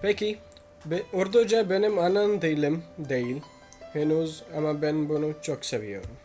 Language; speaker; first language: Turkish; non-native, learner; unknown